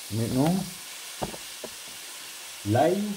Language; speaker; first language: French; non-native, learner; German